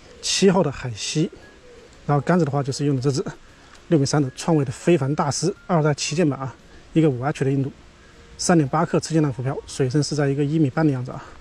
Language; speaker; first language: Chinese; native; Chinese